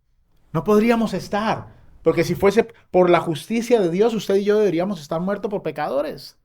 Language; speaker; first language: Spanish; native; Spanish